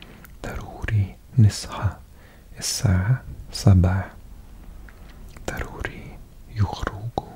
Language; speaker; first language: Arabic; non-native, learner; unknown